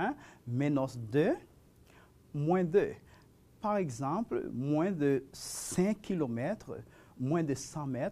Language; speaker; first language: French; non-native, fluent; Spanish